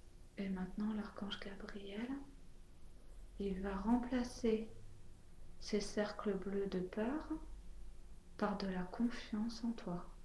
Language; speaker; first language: French; native; French